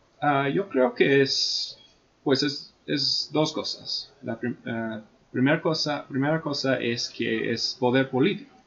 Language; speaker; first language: Spanish; non-native, fluent; English